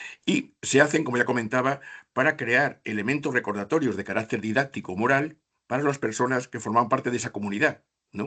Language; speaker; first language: Spanish; native; Spanish